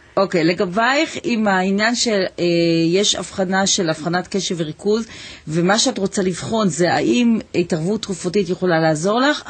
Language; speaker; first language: Hebrew; native; Hebrew